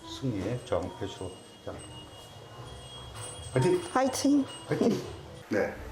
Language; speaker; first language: Korean; native; Korean